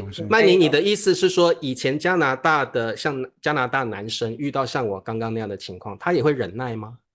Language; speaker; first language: Chinese; native; Chinese